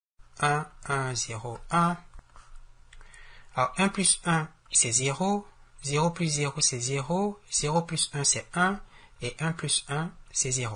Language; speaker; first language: French; native; French